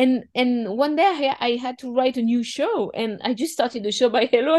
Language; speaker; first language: English; non-native, fluent; French